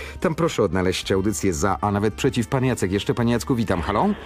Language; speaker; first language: Polish; native; Polish